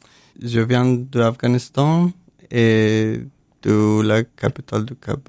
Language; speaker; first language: French; non-native, learner; Persian